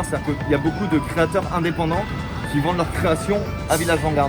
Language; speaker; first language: French; native; French